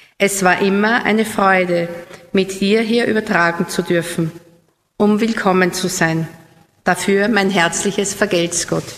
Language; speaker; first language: German; native; German